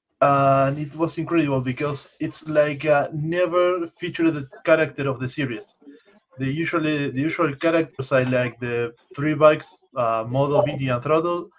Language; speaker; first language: English; non-native, fluent; Spanish